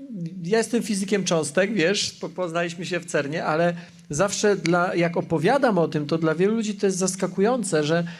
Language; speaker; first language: Polish; native; Polish